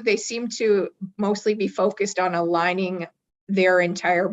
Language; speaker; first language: English; native; English